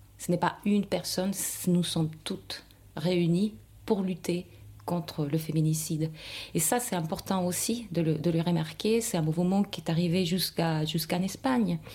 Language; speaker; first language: French; non-native, fluent; Spanish